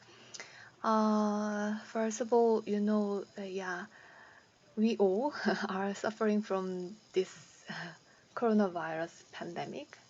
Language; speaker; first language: English; non-native, learner; Korean